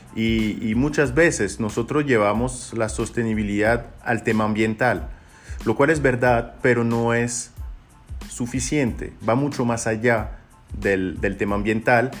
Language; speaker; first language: Spanish; non-native, fluent; French